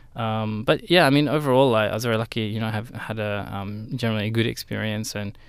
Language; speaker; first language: English; native; English